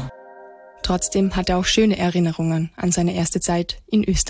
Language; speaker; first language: German; native; German